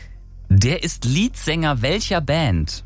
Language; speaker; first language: German; native; German